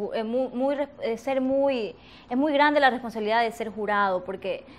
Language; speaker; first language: Spanish; native; Spanish